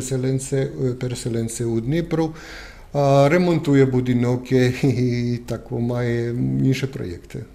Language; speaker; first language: Ukrainian; non-native, learner; Croatian